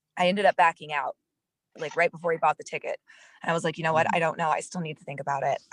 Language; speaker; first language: English; native; English